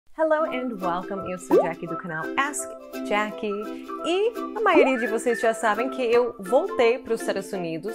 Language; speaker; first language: Portuguese; non-native, fluent; English